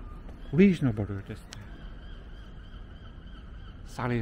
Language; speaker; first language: Japanese; non-native, fluent; English